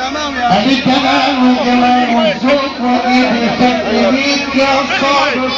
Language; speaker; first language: Arabic; native; Arabic